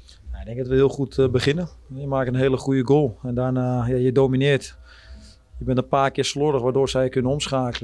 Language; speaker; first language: Dutch; native; Dutch